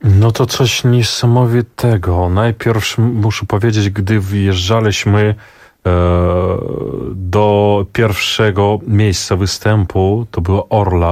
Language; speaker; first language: Polish; non-native, fluent; Belarusian